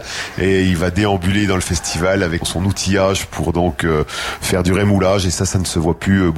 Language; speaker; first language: French; native; French